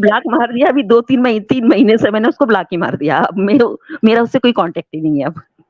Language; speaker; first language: Hindi; native; Hindi